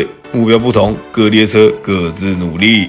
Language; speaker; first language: Chinese; native; Chinese